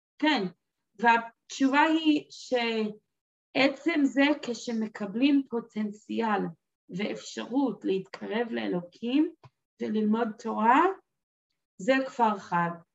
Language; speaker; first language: Hebrew; non-native, fluent; English